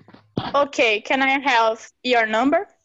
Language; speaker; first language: English; non-native, learner; Portuguese